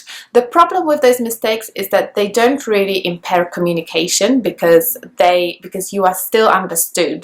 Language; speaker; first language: English; non-native, fluent; Polish